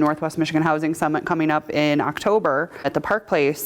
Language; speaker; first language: English; native; English